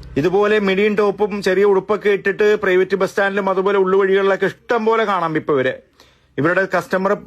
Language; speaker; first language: Malayalam; native; Malayalam